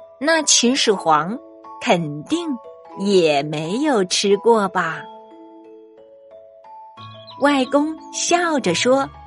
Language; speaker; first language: Chinese; native; Chinese